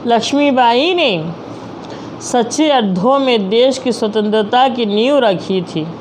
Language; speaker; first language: Hindi; non-native, local second language; Telugu